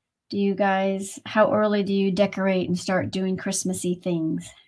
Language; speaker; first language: English; native; English